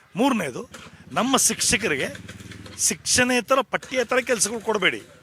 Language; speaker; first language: Kannada; native; Kannada